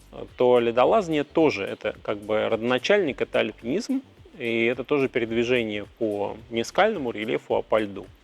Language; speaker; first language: Russian; native; Russian